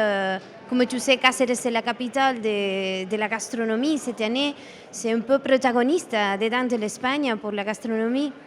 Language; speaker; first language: French; non-native, learner; Spanish